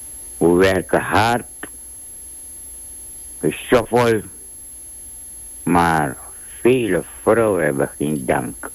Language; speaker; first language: Dutch; non-native, local second language; Sranan Tongo